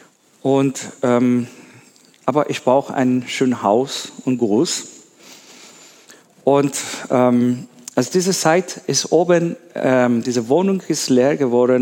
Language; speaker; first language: German; non-native, learner; Persian